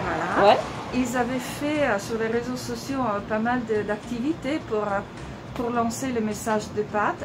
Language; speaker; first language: French; non-native, fluent; Italian